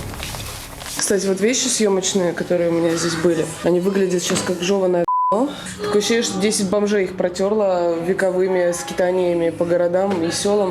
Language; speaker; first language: Russian; native; Russian